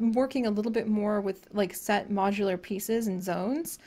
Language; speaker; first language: English; native; English